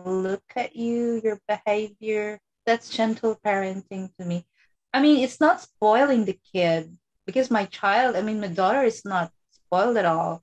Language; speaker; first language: English; non-native, local second language; Iloko